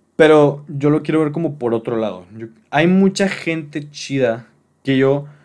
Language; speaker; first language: Spanish; native; Spanish